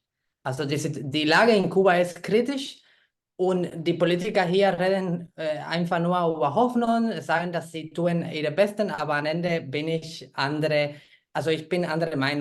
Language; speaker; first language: German; non-native, fluent; Spanish